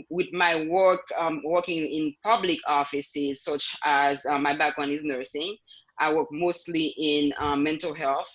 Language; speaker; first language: English; non-native, fluent; Haitian Creole